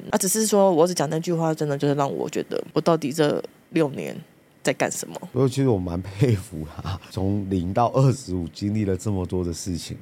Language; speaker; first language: Chinese; native; Chinese